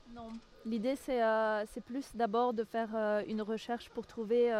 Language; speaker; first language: French; non-native, local second language; Malagasy